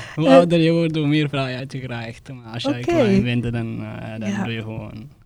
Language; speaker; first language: Dutch; non-native, fluent; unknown